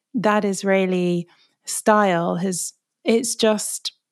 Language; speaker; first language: English; native; English